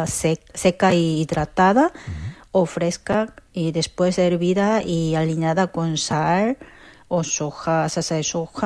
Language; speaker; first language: Spanish; non-native, fluent; Korean